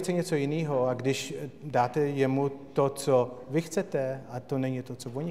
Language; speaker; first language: Czech; early bilingual, heritage; Czech